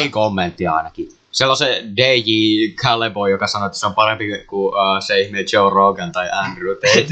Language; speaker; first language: Finnish; native; Finnish